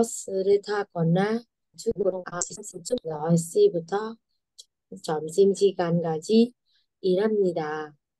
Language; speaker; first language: Korean; non-native, learner; Vietnamese